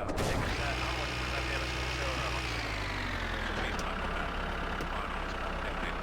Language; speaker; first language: Finnish; native; Finnish